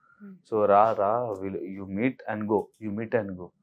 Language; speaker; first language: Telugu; non-native, learner; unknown